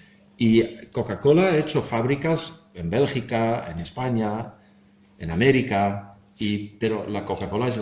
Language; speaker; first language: Spanish; non-native, fluent; Dutch